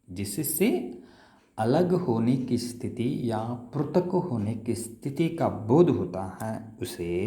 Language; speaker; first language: Hindi; non-native, local second language; Telugu